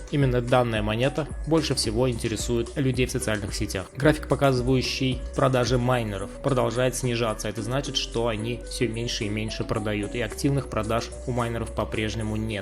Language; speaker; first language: Russian; native; Russian